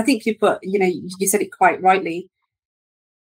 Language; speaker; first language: English; native; English